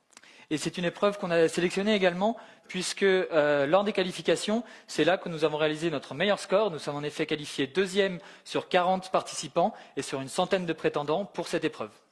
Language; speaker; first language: French; native; French